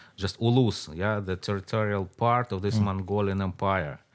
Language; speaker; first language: English; non-native, fluent; Russian